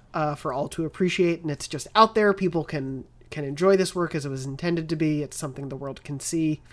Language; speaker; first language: English; native; English